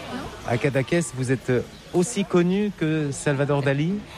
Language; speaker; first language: French; native; French